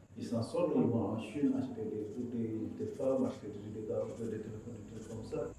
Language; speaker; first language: French; non-native, local second language; Wolof